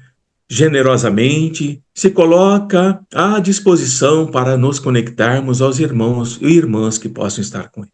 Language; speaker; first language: Portuguese; native; Portuguese